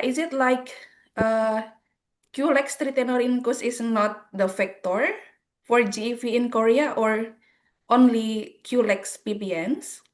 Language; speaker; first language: English; non-native, fluent; Indonesian